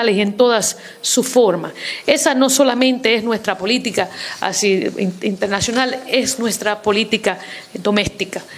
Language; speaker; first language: Spanish; early bilingual, heritage; Spanish